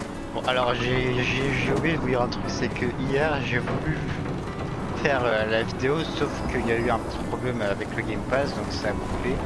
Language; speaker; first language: French; native; French